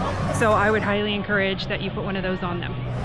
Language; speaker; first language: English; native; English